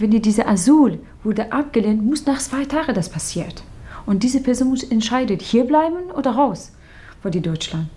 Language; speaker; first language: German; non-native, learner; Persian